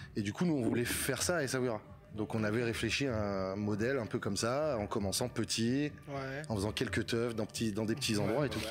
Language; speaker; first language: French; native; French